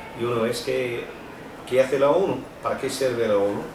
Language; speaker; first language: Spanish; non-native, fluent; English